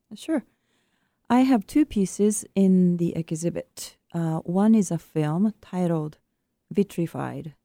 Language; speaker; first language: English; non-native, fluent; Japanese